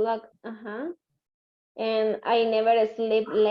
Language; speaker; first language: English; non-native, learner; Spanish